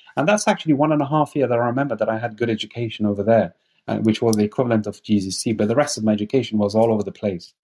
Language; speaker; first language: English; non-native, fluent; Persian